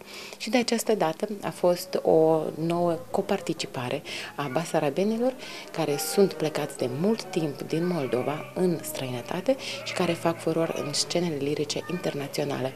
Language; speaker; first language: Romanian; native; Romanian